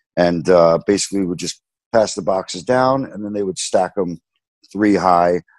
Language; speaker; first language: English; native; English